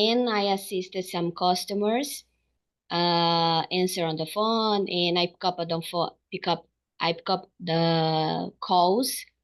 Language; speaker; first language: English; non-native, learner; Portuguese